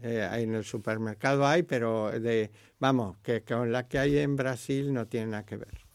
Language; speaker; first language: Spanish; native; Spanish